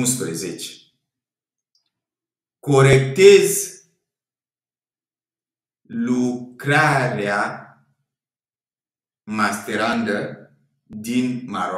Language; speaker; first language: Romanian; non-native, fluent; French